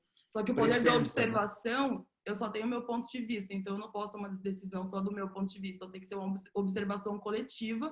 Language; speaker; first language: Portuguese; native; Portuguese